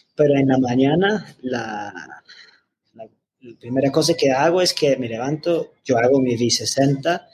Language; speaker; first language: Spanish; non-native, fluent; English